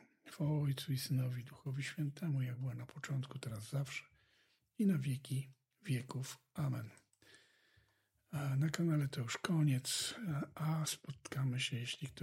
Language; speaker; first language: Polish; native; Polish